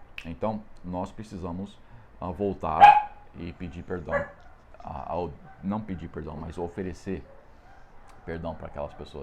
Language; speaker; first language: Portuguese; non-native, fluent; English